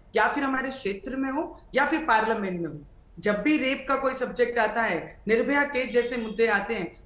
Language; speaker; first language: Hindi; non-native, local second language; Marathi